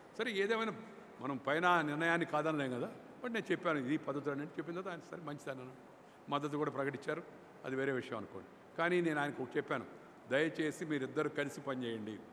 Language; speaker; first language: Telugu; native; Telugu